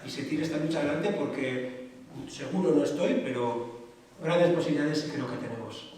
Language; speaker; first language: Spanish; native; Spanish